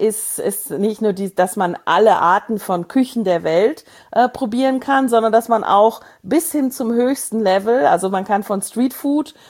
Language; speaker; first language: German; native; German